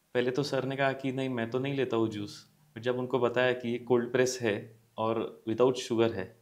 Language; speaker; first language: Hindi; non-native, local second language; Marathi